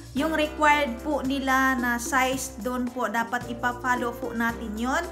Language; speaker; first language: Filipino; native; Filipino